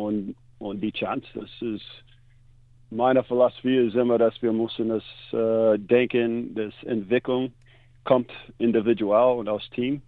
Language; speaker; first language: German; non-native, learner; English